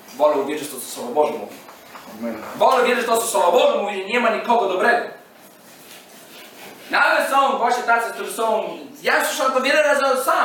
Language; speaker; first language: Polish; non-native, fluent; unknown